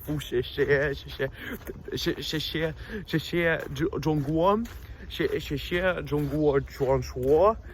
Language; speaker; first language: Chinese; non-native, learner; Russian